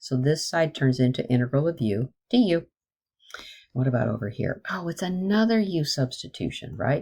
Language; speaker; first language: English; native; English